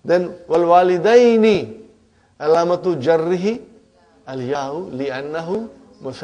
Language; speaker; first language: Arabic; non-native, fluent; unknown